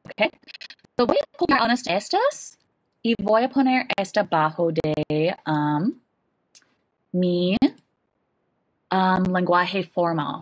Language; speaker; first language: Spanish; non-native, learner; English